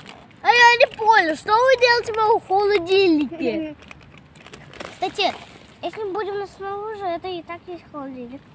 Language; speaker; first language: Russian; native; Russian